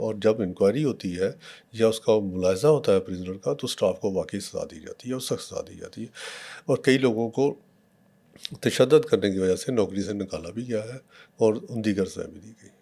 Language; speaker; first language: Urdu; non-native, local second language; Punjabi